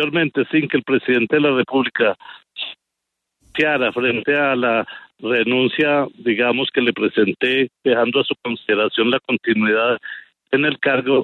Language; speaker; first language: Spanish; native; Spanish